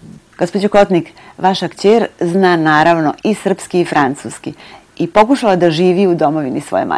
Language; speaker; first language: Serbian; native; Serbian